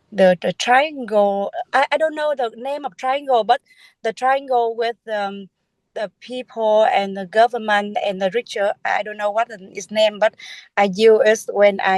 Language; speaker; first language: English; non-native, learner; Vietnamese